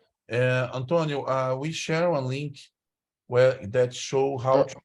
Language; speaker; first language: English; non-native, learner; Portuguese